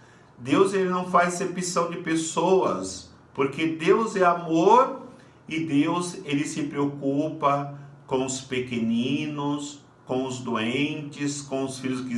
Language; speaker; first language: Portuguese; native; Portuguese